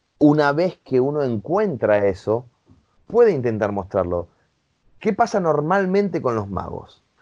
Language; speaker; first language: Spanish; native; Spanish